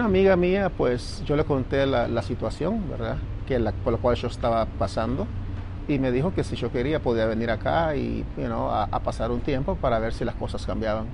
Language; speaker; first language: Spanish; native; Spanish